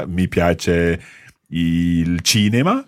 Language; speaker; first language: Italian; non-native, fluent; English